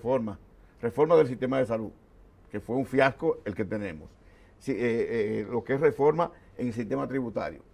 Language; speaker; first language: Spanish; native; Spanish